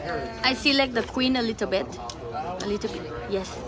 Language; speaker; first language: English; non-native, learner; Thai